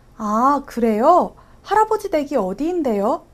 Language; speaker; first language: Korean; native; Korean